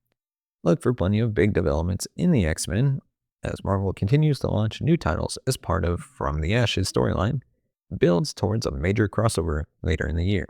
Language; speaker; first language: English; native; English